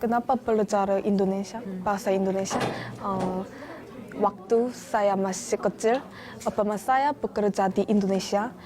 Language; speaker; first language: Indonesian; non-native, learner; Korean